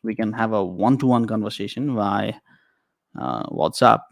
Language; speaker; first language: English; non-native, local second language; Nepali